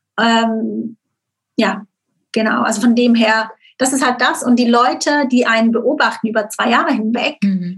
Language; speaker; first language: German; native; German